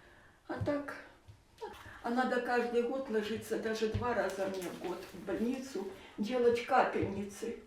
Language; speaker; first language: Russian; native; Russian